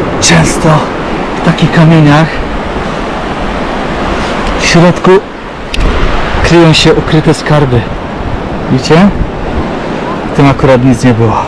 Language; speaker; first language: Polish; native; Polish